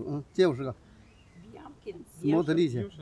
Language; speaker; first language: Russian; non-native, learner; Chinese